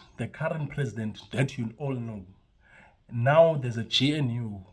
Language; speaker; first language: English; non-native, local second language; Xhosa